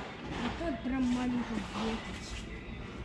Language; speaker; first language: Russian; early bilingual, heritage; Russian